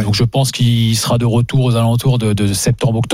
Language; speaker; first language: French; native; French